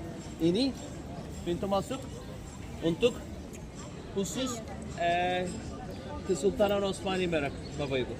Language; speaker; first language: Indonesian; non-native, fluent; Turkish